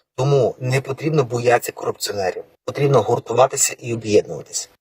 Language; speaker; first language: Ukrainian; native; Ukrainian